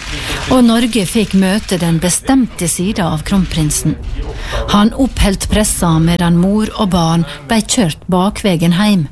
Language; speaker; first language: Norwegian; native; Norwegian